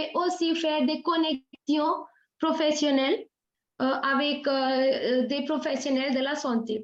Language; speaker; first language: French; non-native, fluent; Hindi